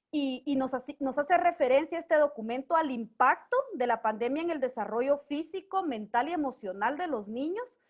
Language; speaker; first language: Spanish; native; Spanish